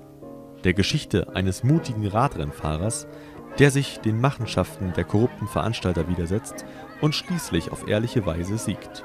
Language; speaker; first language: German; native; German